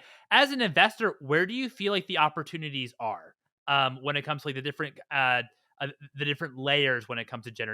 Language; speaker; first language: English; native; English